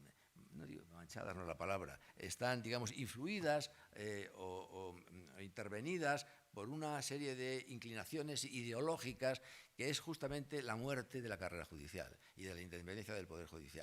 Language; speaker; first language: Spanish; native; Spanish